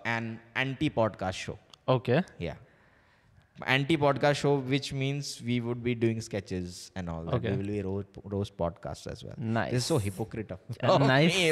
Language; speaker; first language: Hindi; non-native, local second language; Bangla